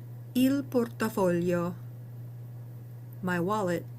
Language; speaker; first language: Italian; non-native, learner; English